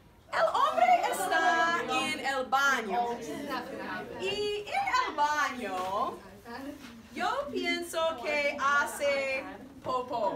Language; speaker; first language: Spanish; non-native, fluent; English